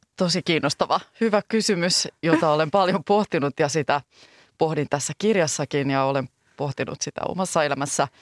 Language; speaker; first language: Finnish; native; Finnish